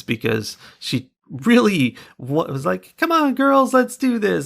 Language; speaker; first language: English; native; English